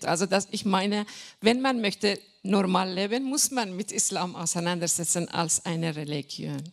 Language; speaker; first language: German; non-native, learner; Persian